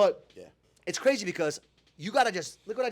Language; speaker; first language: English; native; English